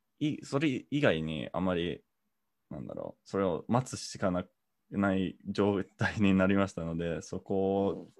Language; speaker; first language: Japanese; non-native, fluent; English